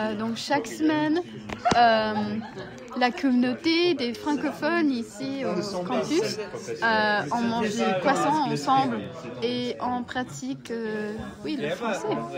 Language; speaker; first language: French; non-native, learner; English